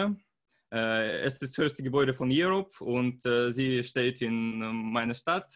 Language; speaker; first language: German; non-native, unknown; Russian